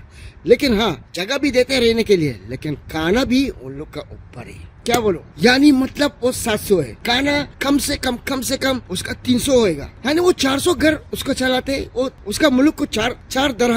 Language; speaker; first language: Hindi; non-native, learner; Arabic